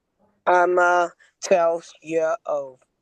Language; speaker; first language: English; non-native, learner; Vietnamese